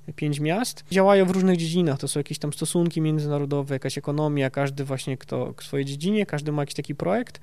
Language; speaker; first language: Polish; early bilingual, heritage; Polish